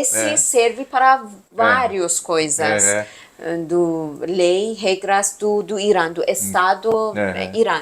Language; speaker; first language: Portuguese; non-native, learner; Persian